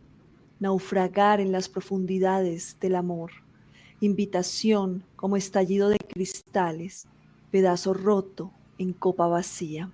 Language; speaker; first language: Spanish; native; Spanish